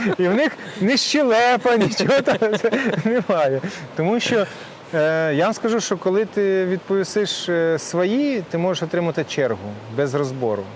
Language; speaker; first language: Ukrainian; native; Ukrainian